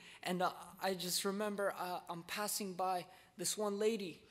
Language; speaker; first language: English; native; English